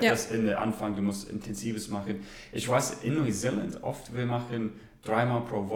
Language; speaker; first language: German; non-native, learner; English